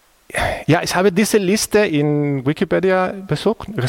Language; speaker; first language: German; non-native, fluent; Spanish